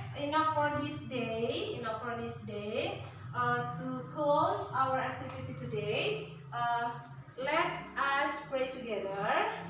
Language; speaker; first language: English; non-native, learner; Indonesian